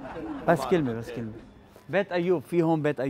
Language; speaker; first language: Arabic; native; Arabic